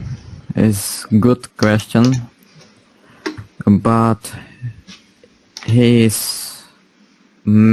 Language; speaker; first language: English; non-native, learner; Slovak